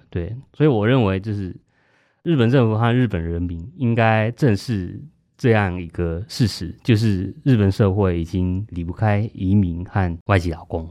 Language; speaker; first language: Chinese; non-native, fluent; Japanese